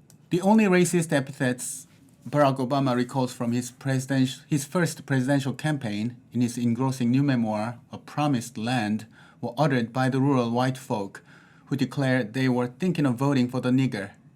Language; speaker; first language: English; non-native, fluent; Korean